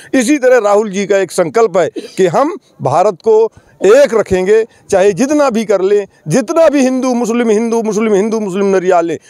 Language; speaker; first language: Hindi; native; Hindi